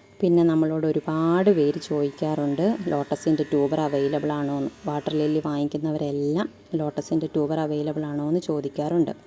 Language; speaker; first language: Malayalam; native; Malayalam